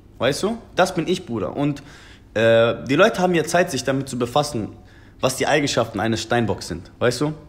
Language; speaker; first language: German; early bilingual, other home language; Persian